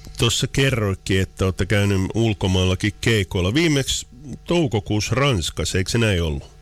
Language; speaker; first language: Finnish; native; Finnish